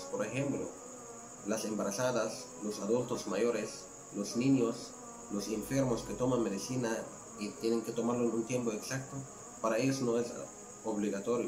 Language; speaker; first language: Spanish; non-native, learner; Arabic